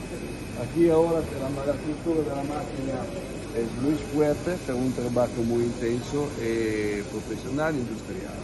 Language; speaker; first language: Spanish; non-native, learner; Italian